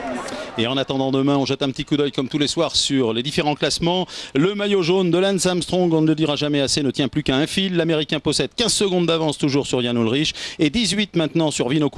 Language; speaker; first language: French; native; French